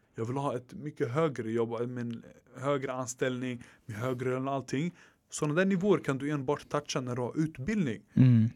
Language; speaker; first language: Swedish; early bilingual, other home language; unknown